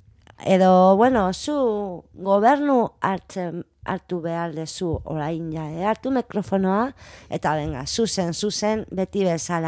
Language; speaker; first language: Basque; non-native, local second language; Spanish